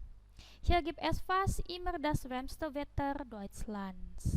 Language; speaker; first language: German; non-native, fluent; Indonesian